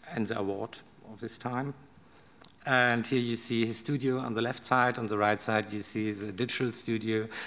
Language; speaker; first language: English; non-native, learner; German